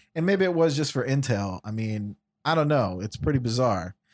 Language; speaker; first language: English; native; English